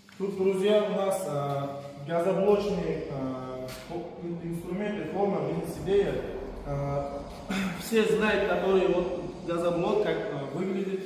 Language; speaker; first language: Russian; non-native, learner; Uzbek